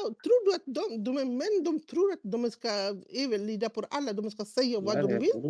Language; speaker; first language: Swedish; early bilingual, other home language; Baluchi